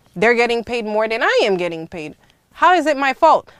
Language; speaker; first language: English; early bilingual, other home language; Haitian Creole